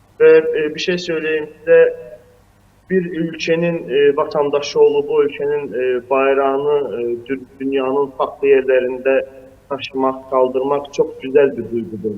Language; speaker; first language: Turkish; non-native, fluent; Azerbaijani